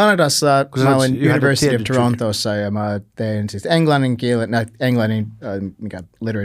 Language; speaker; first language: Finnish; non-native, learner; English